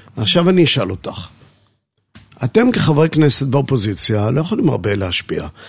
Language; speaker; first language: Hebrew; native; Hebrew